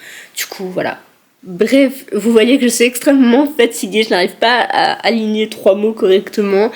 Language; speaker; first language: French; native; French